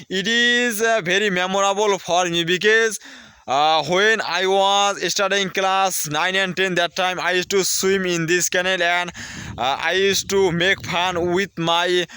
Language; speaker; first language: English; non-native, learner; Bangla